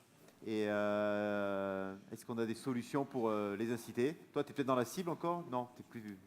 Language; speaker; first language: French; native; French